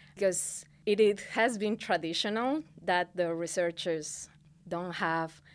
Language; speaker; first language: English; non-native, fluent; Spanish